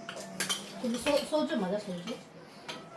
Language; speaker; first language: Korean; non-native, local second language; Filipino